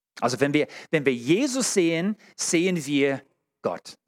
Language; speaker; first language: German; non-native, fluent; English